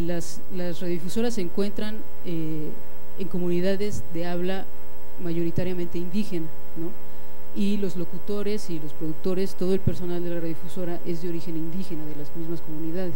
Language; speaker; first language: Spanish; native; Spanish